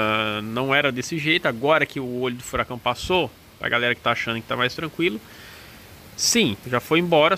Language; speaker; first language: Portuguese; native; Portuguese